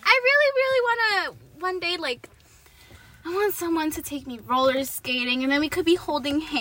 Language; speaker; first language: English; native; English